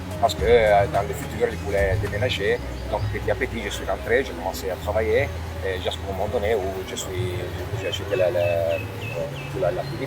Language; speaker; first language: French; non-native, fluent; Italian